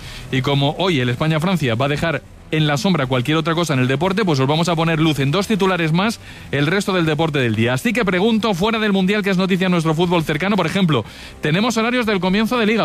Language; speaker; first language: Spanish; native; Spanish